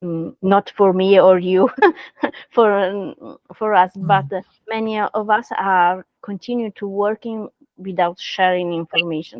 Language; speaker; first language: English; non-native, learner; Italian